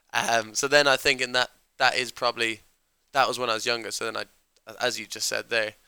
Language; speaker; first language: English; native; English